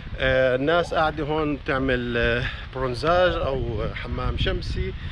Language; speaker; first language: Arabic; native; Arabic